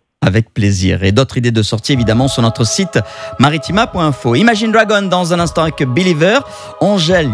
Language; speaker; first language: French; native; French